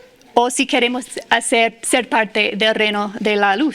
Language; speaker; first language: Spanish; non-native, fluent; English